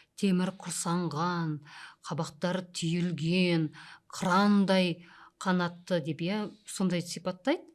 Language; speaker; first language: Kazakh; native; Kazakh